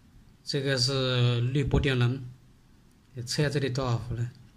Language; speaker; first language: Chinese; native; Chinese